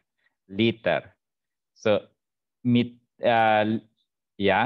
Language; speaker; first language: Swedish; non-native, fluent; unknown